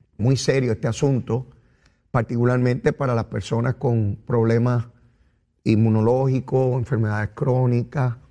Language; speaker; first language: Spanish; native; Spanish